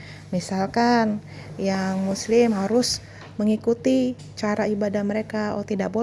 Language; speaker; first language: Indonesian; native; Indonesian